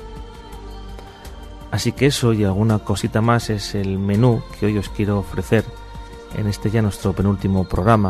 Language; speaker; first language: Spanish; native; Spanish